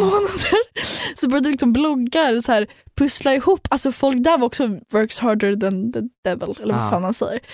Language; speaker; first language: Swedish; native; Swedish